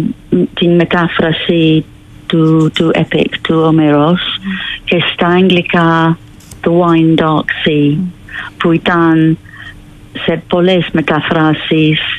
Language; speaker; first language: Greek; non-native, learner; English